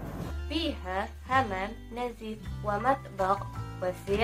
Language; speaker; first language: Arabic; non-native, learner; Malay